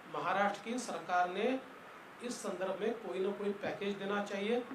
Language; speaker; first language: Hindi; non-native, local second language; Marathi